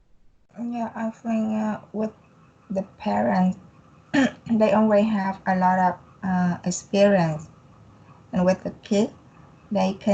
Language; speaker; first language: English; non-native, learner; Vietnamese